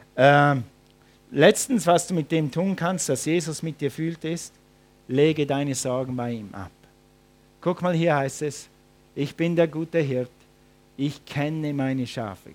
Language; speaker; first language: German; non-native, fluent; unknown